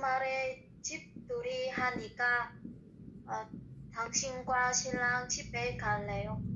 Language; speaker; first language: Korean; non-native, learner; Vietnamese